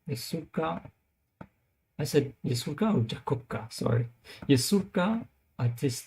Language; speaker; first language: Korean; non-native, learner; English